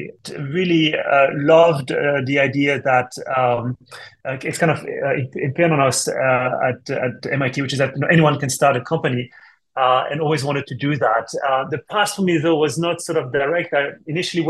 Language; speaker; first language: English; non-native, fluent; French